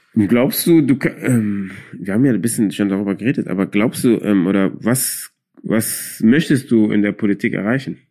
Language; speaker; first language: German; early bilingual, other home language; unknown